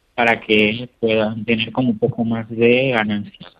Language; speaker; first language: Spanish; native; Spanish